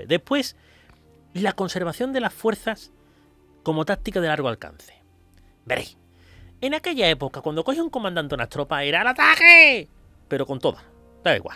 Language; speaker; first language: Spanish; native; Spanish